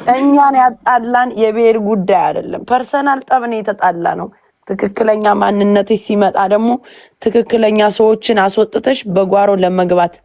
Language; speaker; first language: Amharic; native; Amharic